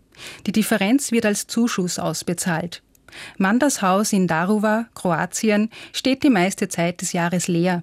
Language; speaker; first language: German; native; German